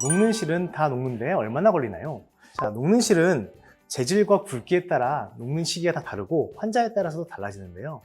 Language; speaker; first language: Korean; native; Korean